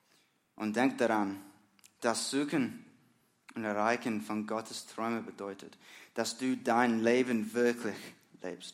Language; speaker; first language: German; non-native, learner; English